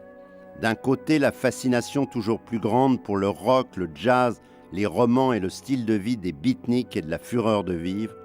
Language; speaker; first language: French; native; French